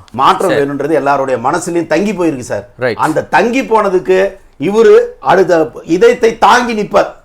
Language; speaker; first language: Tamil; native; Tamil